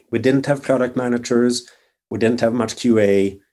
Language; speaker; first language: English; non-native, fluent; Swedish